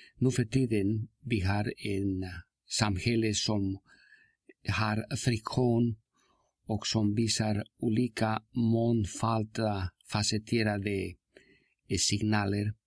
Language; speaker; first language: Swedish; non-native, fluent; Spanish